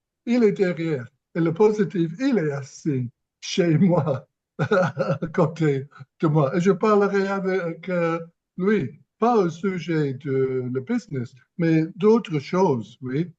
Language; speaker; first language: French; non-native, fluent; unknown